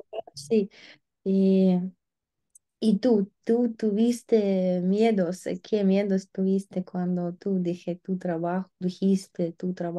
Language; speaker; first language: Spanish; non-native, learner; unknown